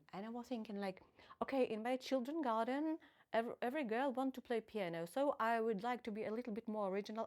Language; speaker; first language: English; non-native, fluent; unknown